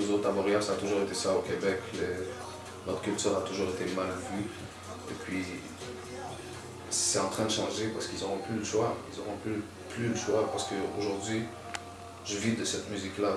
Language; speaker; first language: French; native; French